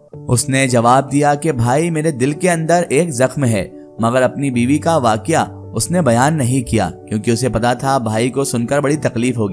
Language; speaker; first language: Hindi; native; Hindi